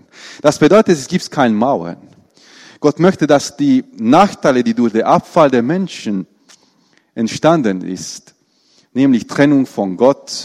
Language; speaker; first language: German; non-native, fluent; Romanian